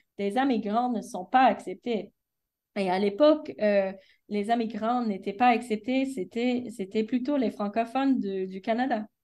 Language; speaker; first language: French; early bilingual, heritage; French